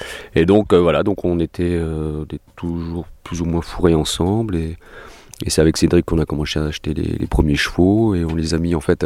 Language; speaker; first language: French; native; French